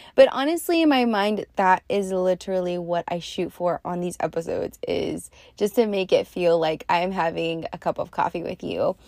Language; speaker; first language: English; native; English